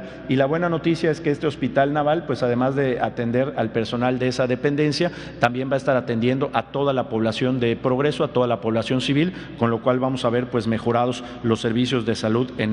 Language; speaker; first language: Spanish; native; Spanish